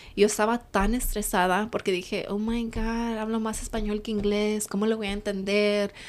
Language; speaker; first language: Spanish; early bilingual, heritage; Spanish